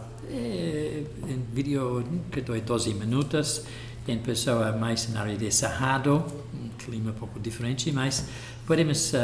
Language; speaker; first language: Portuguese; non-native, local second language; English